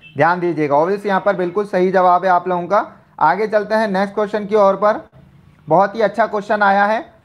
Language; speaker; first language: Hindi; native; Hindi